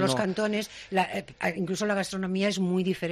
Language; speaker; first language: Spanish; native; Spanish